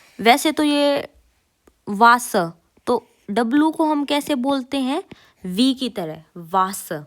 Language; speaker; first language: Hindi; native; Hindi